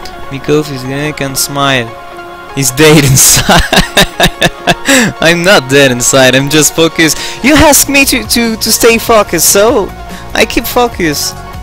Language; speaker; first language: English; non-native, learner; French